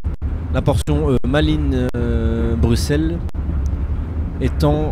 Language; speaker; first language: French; native; French